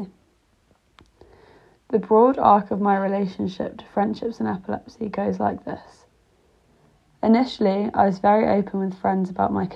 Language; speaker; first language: English; native; English